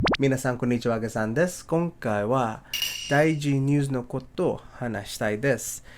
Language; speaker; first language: Japanese; non-native, learner; English